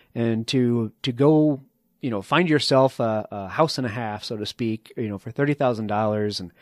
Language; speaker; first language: English; native; English